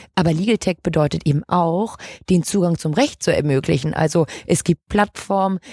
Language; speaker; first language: German; native; German